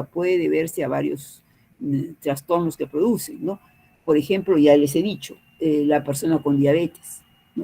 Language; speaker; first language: Spanish; native; Spanish